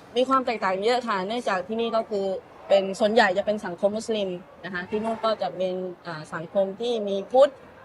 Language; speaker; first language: Thai; non-native, local second language; Malay